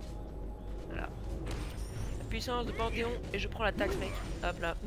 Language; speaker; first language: French; native; French